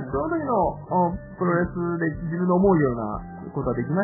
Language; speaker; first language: Japanese; native; Japanese